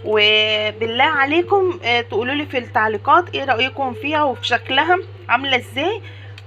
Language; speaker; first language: Arabic; native; Arabic